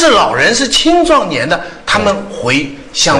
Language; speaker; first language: Chinese; native; Chinese